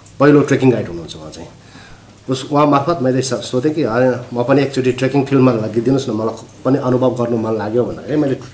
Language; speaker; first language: Nepali; non-native, local second language; Sherpa